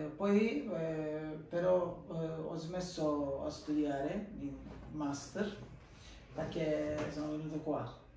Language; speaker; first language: Italian; non-native, learner; Turkish